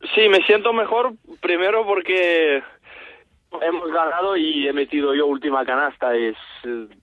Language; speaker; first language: Spanish; non-native, learner; Russian